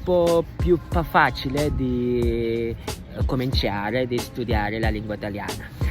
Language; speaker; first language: Italian; non-native, learner; Indonesian